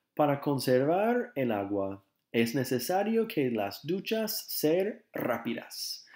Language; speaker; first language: Spanish; non-native, fluent; English